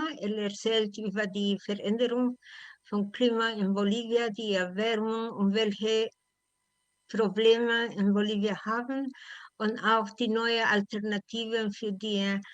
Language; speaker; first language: German; non-native, learner; Spanish